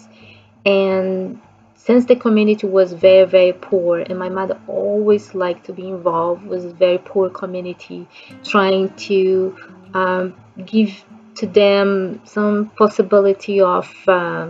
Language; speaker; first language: English; non-native, fluent; Portuguese